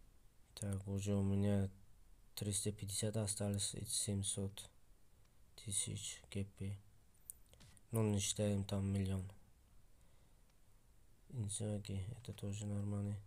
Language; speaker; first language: Russian; non-native, fluent; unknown